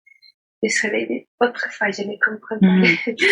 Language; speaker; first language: French; non-native, learner; Spanish